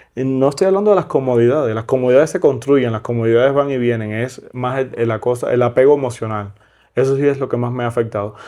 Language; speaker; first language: Spanish; native; Spanish